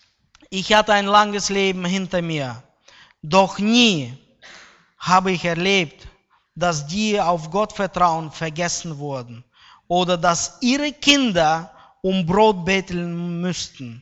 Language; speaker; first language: German; non-native, fluent; Russian